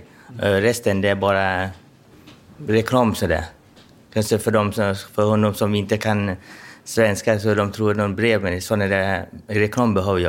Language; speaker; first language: Swedish; non-native, fluent; Vietnamese